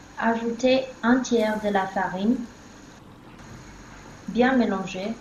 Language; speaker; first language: French; non-native, fluent; Chinese